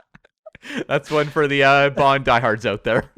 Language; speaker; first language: English; native; English